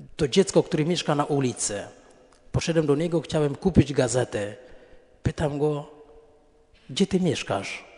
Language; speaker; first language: Polish; non-native, fluent; Indonesian